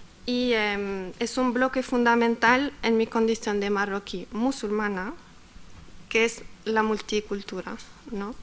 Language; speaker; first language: Spanish; non-native, fluent; Arabic